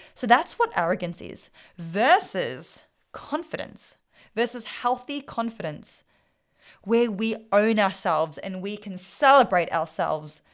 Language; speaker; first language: English; non-native, local second language; Vietnamese